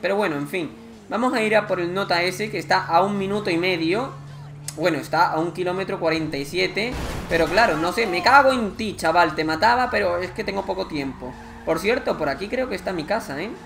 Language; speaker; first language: Spanish; native; Spanish